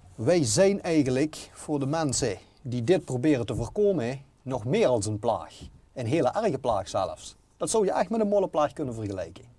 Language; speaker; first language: Dutch; native; Dutch